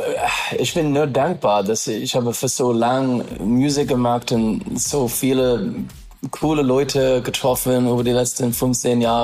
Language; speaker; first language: German; non-native, learner; English